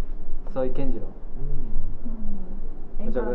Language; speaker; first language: Spanish; non-native, learner; Japanese